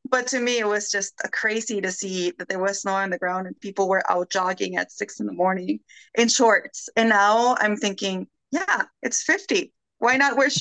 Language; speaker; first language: English; early bilingual, other home language; Spanish